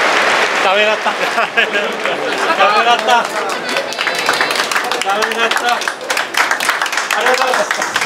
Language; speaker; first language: Japanese; non-native, fluent; English